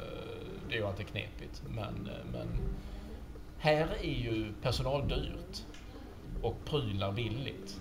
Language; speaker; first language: Swedish; native; Swedish